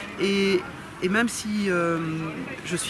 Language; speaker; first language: French; native; French